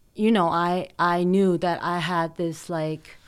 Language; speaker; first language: English; early bilingual, other home language; Korean